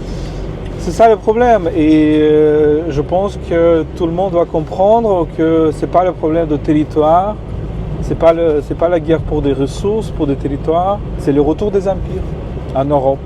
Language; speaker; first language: French; non-native, fluent; Ukrainian